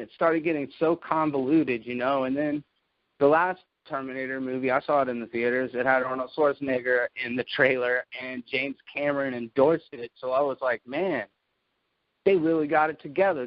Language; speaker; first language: English; native; English